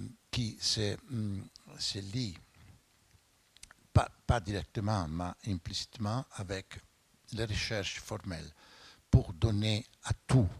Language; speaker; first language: French; non-native, fluent; Italian